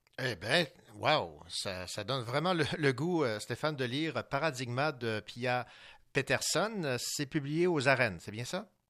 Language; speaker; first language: French; native; French